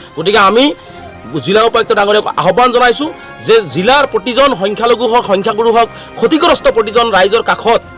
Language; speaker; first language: Assamese; non-native, local second language; Bangla